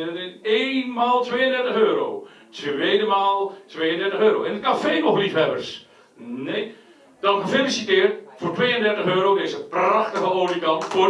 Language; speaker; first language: Dutch; native; Dutch